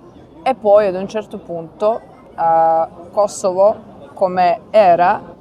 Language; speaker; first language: Italian; non-native, learner; Serbian